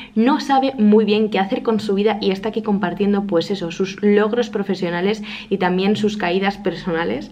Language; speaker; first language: Spanish; native; Spanish